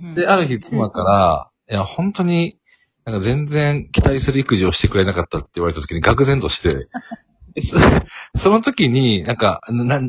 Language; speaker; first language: Japanese; native; Japanese